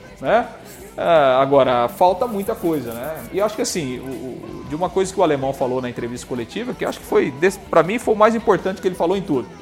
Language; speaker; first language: Portuguese; native; Portuguese